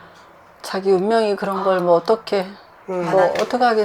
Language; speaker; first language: Korean; native; Korean